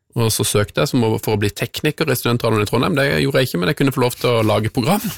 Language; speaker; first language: Norwegian; native; Norwegian